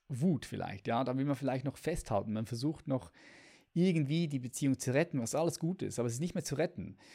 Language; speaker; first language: German; native; German